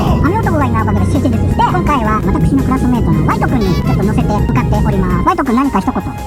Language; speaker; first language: Japanese; native; Japanese